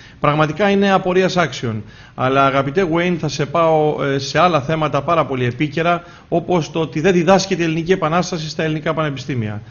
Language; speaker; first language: Greek; native; Greek